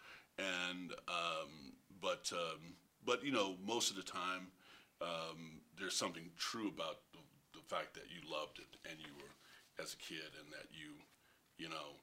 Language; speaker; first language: English; native; English